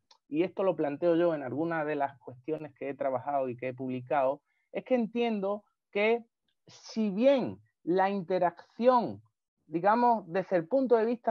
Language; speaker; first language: Spanish; native; Spanish